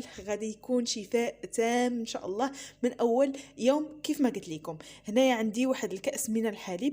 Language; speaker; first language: Arabic; native; Arabic